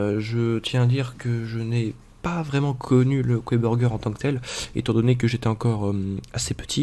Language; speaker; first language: French; native; French